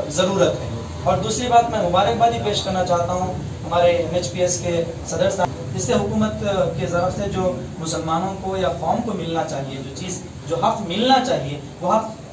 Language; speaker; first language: Hindi; non-native, local second language; Urdu